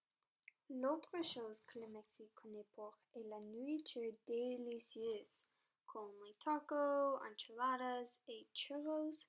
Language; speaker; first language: French; non-native, local second language; English